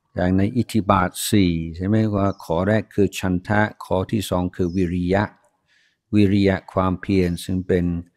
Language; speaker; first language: Thai; non-native, fluent; English